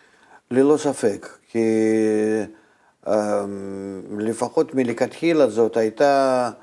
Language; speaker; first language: Hebrew; non-native, fluent; Russian